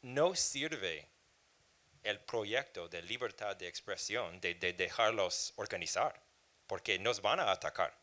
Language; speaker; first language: Spanish; non-native, fluent; English